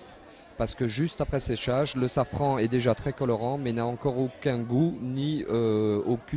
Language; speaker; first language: French; native; French